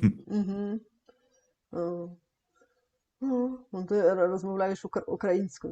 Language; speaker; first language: Ukrainian; non-native, learner; Bulgarian